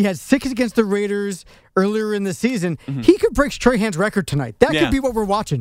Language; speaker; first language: English; native; English